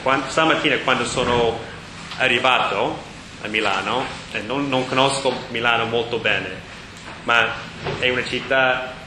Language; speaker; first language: Italian; non-native, learner; English